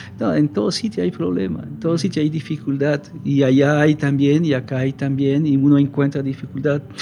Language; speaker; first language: Spanish; non-native, fluent; French